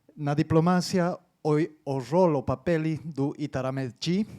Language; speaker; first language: Portuguese; non-native, learner; Spanish